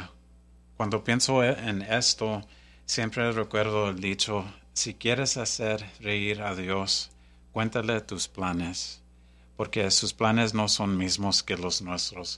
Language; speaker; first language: Spanish; early bilingual, heritage; Spanish